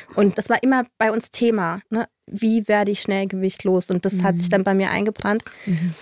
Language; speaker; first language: German; non-native, fluent; Polish